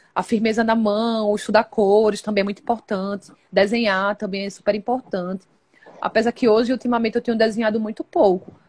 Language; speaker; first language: Portuguese; native; Portuguese